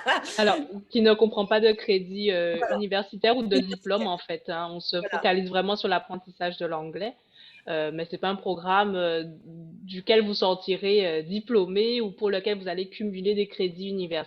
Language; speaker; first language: French; native; French